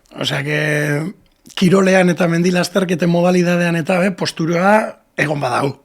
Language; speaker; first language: Basque; native; Basque